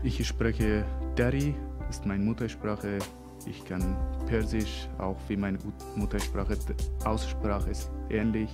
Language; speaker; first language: German; non-native, learner; Persian